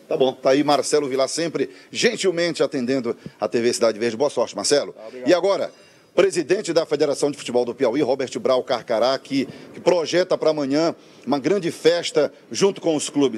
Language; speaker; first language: Portuguese; native; Portuguese